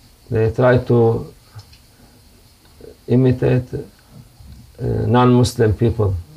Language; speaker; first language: English; non-native, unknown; Turkish